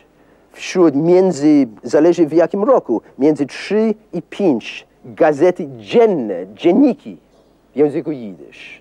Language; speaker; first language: Polish; non-native, fluent; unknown